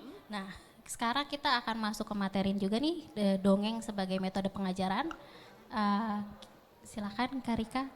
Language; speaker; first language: Indonesian; native; Indonesian